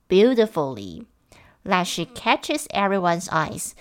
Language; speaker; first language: English; non-native, fluent; Chinese